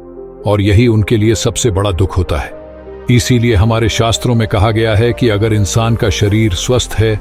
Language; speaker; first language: Hindi; native; Hindi